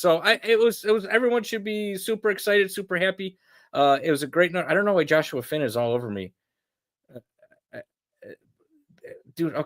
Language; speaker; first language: English; native; English